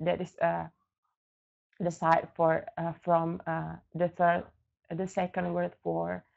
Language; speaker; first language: English; non-native, learner; Indonesian